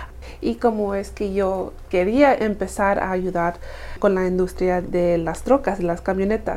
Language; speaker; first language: Spanish; early bilingual, heritage; Spanish